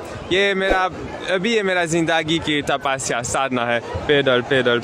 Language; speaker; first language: Hindi; non-native, learner; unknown